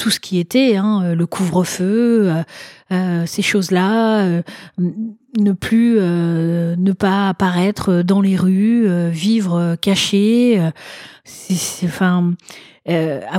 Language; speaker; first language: French; native; French